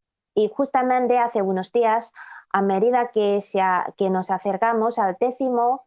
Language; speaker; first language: Spanish; non-native, fluent; Chinese